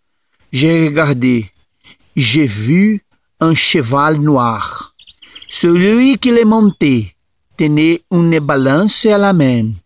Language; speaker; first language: French; non-native, learner; Portuguese